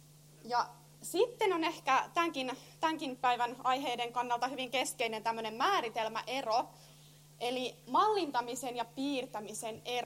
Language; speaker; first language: Finnish; native; Finnish